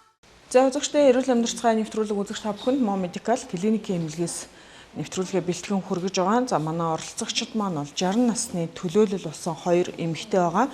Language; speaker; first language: Mongolian; native; Mongolian